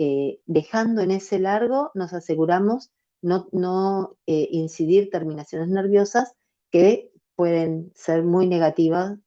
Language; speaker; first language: Spanish; native; Spanish